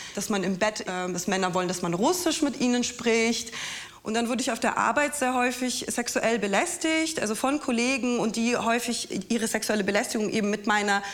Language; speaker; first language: German; non-native, fluent; Russian